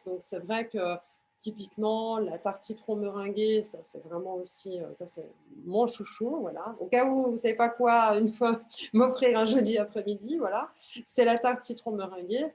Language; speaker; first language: French; native; French